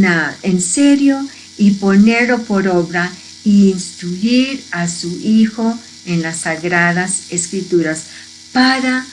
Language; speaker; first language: Spanish; early bilingual, heritage; Spanish